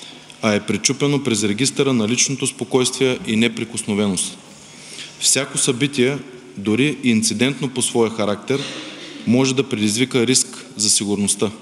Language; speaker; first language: Bulgarian; native; Bulgarian